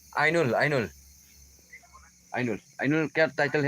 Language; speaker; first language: Hindi; non-native, local second language; Khasi